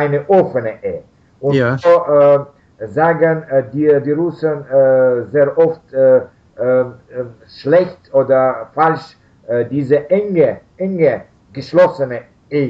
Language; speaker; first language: German; non-native, learner; Russian